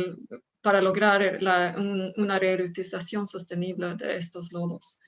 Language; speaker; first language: Spanish; non-native, fluent; Swedish